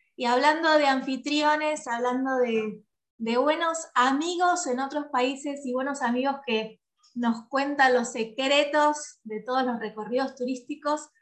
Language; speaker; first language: Spanish; native; Spanish